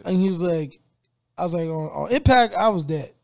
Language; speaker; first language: English; native; English